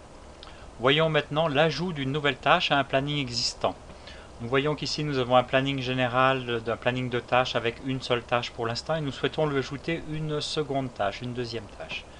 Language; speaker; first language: French; native; French